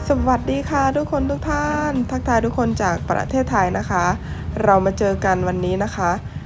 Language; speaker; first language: Thai; non-native, local second language; Northern Khmer